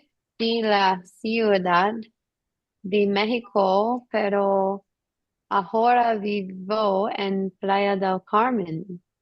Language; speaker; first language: Spanish; non-native, learner; English